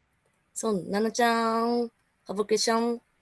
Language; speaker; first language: English; non-native, learner; Japanese